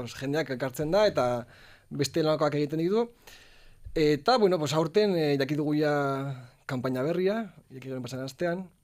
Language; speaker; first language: Basque; non-native, local second language; Spanish